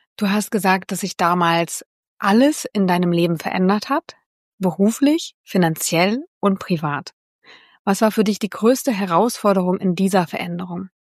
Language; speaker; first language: German; native; German